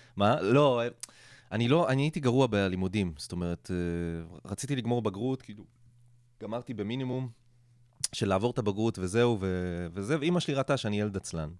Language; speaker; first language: Hebrew; non-native, local second language; Arabic